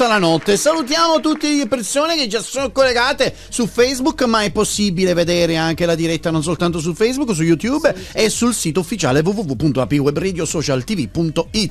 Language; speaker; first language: Italian; native; Italian